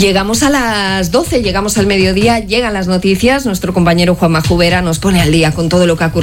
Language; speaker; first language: Spanish; native; Spanish